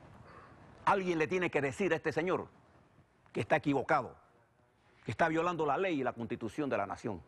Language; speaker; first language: Spanish; native; Spanish